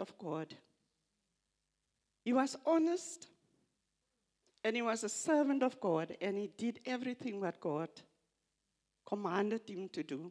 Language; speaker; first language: English; non-native, local second language; Afrikaans